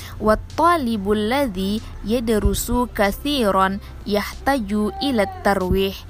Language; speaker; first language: Arabic; non-native, learner; Indonesian